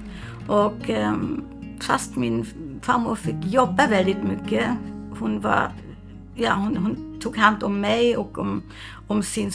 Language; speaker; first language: Swedish; non-native, fluent; German